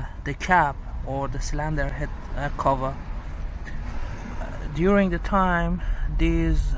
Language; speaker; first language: English; non-native, fluent; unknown